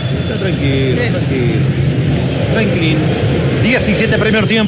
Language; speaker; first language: Spanish; native; Spanish